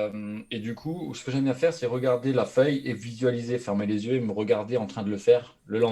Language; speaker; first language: French; native; French